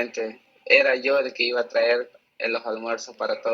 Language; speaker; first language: Spanish; native; Spanish